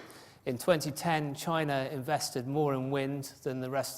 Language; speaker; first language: English; native; English